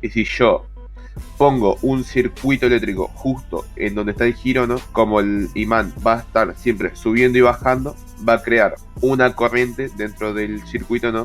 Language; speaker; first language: Spanish; native; Spanish